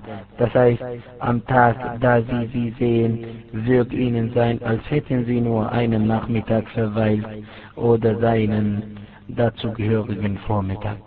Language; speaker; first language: German; non-native, fluent; Arabic